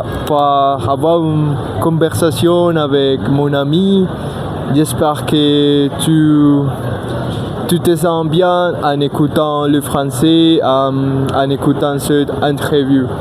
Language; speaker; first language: French; non-native, learner; Spanish